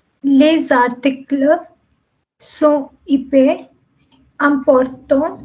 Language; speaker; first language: French; non-native, learner; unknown